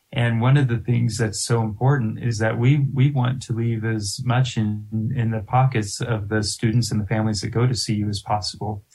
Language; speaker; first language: English; native; English